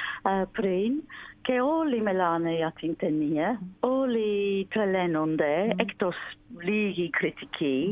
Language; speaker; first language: Greek; non-native, learner; English